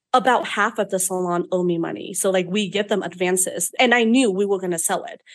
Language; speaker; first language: English; non-native, fluent; Vietnamese